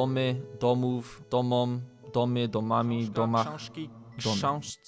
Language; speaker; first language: Polish; non-native, learner; English